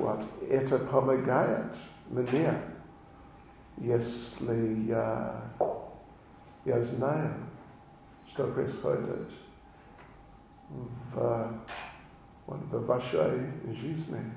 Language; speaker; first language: Russian; non-native, learner; English